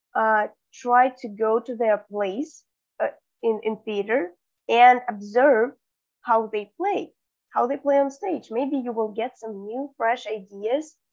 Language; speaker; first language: English; non-native, fluent; Russian